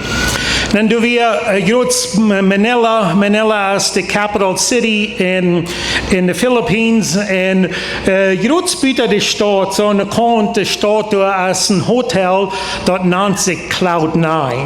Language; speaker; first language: German; non-native, learner; Plautdietsch